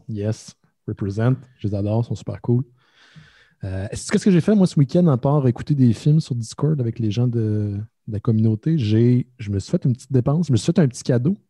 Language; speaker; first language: French; native; French